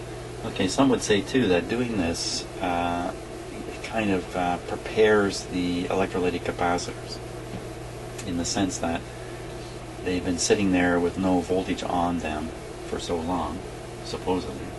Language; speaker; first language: English; native; English